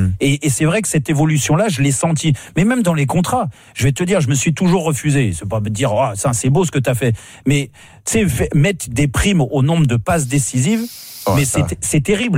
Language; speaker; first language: French; native; French